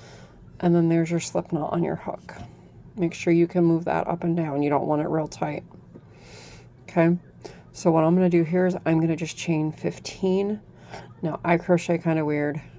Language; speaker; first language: English; native; English